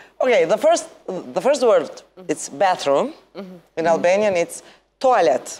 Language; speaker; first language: English; non-native, fluent; Albanian